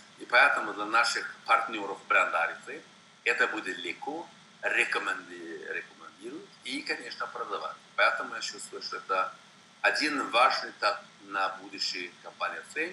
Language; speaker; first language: Russian; non-native, fluent; Swedish